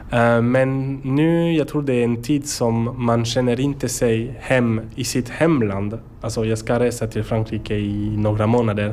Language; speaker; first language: Swedish; non-native, learner; French